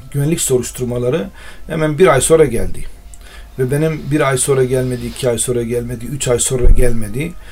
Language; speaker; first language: Turkish; non-native, local second language; Arabic